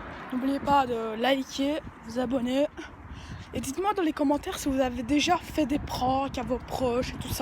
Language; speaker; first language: French; native; French